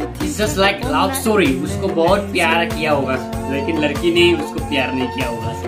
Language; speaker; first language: Hindi; non-native, local second language; Kok Borok